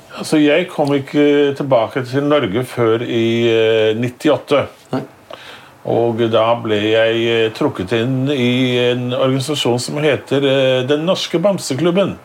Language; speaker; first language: Norwegian; native; Norwegian